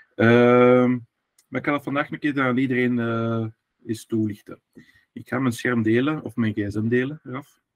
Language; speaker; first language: Dutch; native; Dutch